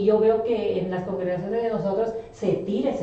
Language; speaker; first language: Spanish; native; Spanish